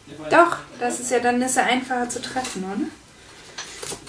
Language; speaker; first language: German; native; German